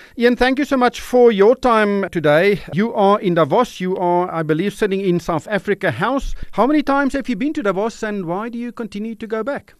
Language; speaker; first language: English; non-native, local second language; Afrikaans